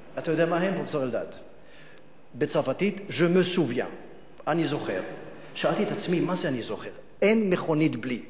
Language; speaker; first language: Hebrew; non-native, fluent; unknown